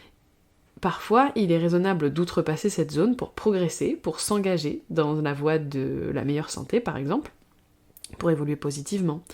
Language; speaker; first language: French; native; French